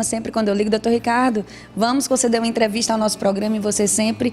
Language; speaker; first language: Portuguese; native; Portuguese